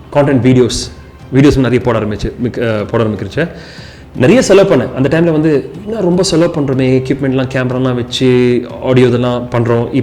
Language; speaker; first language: Tamil; early bilingual, heritage; Tamil